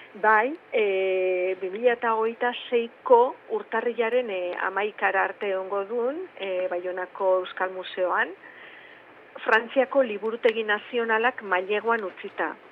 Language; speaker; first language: Basque; native; Basque